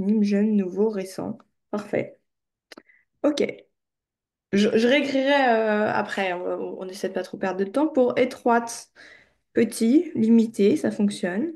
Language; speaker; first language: French; native; French